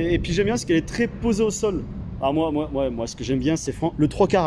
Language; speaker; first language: French; native; French